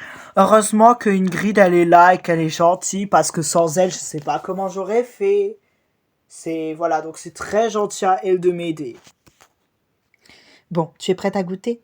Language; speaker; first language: French; native; French